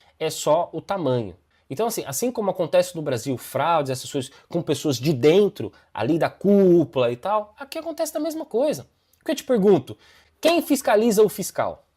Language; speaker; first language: Portuguese; native; Portuguese